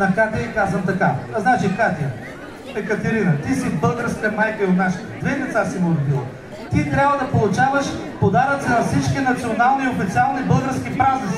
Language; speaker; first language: Bulgarian; native; Bulgarian